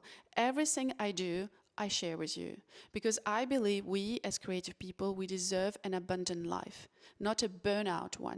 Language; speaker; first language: English; non-native, fluent; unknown